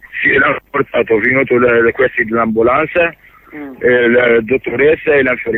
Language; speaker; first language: Italian; non-native, learner; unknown